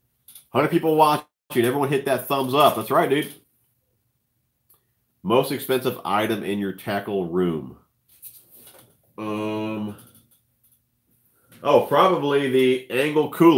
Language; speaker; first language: English; native; English